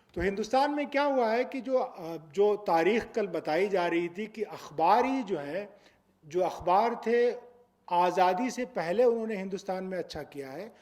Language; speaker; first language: Urdu; native; Urdu